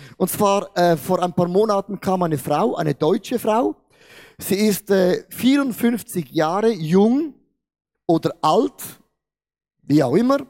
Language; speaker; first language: German; non-native, fluent; Portuguese